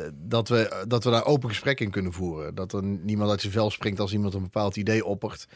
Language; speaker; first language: Dutch; native; Dutch